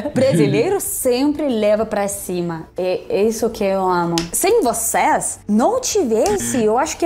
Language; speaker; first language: Portuguese; non-native, fluent; Russian